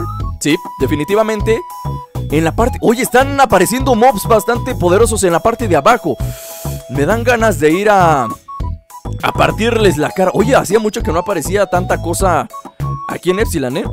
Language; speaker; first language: Spanish; native; Spanish